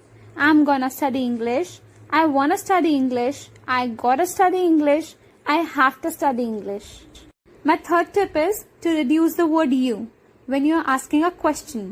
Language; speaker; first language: English; non-native, local second language; Hindi